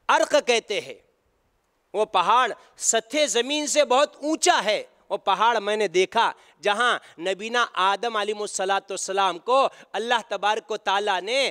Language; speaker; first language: Urdu; native; Urdu